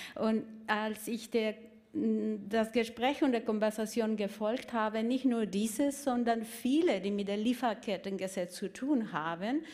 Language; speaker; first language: German; non-native, fluent; Spanish